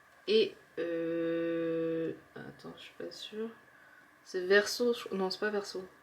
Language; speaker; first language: French; native; French